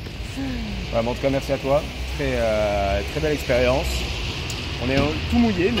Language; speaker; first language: French; native; French